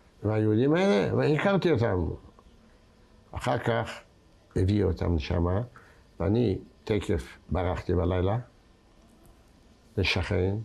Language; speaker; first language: Hebrew; non-native, fluent; Yiddish